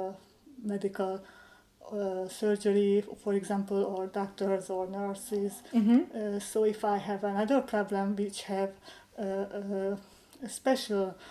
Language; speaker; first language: English; non-native, learner; Hungarian